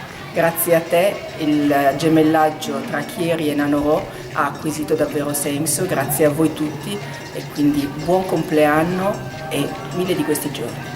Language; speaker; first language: Italian; native; Italian